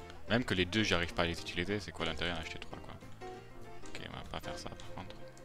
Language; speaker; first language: French; native; French